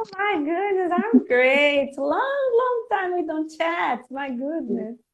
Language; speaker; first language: English; non-native, fluent; Portuguese